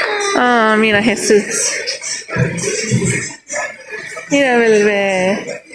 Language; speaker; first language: Spanish; early bilingual, heritage; English